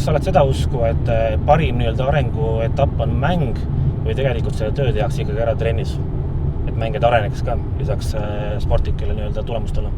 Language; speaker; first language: Estonian; native; Estonian